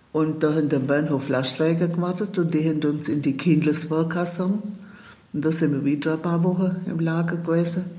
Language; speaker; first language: German; native; German